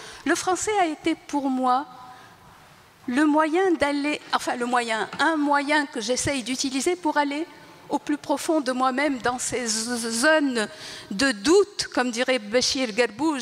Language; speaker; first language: French; non-native, local second language; Arabic